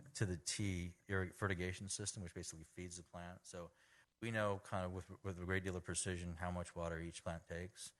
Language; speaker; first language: English; native; English